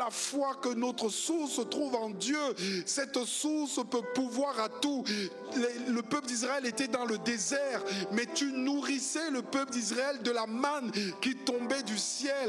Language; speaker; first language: French; native; French